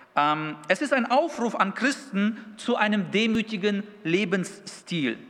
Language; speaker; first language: German; early bilingual, other home language; Russian